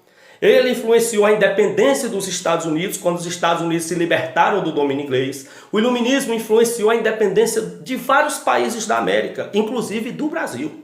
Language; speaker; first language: Portuguese; native; Portuguese